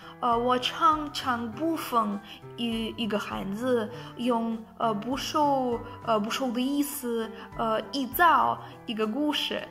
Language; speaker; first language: Chinese; non-native, learner; Russian